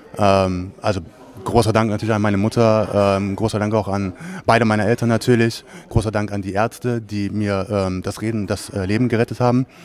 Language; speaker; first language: German; native; German